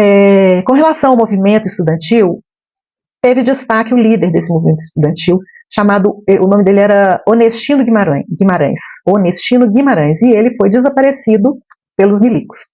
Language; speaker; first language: Portuguese; native; Portuguese